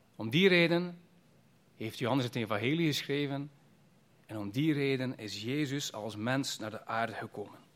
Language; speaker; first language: Dutch; native; Dutch